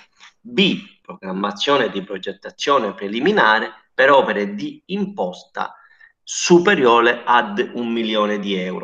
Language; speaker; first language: Italian; native; Italian